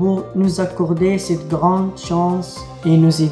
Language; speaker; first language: French; non-native, learner; Arabic